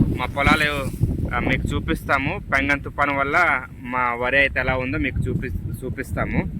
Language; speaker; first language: Telugu; non-native, local second language; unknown